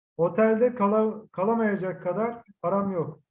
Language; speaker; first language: Turkish; native; Turkish